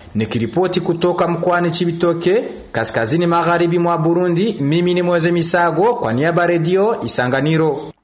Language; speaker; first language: Swahili; non-native, local second language; Rundi